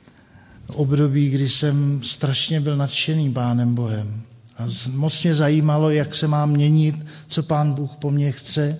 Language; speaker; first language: Czech; native; Czech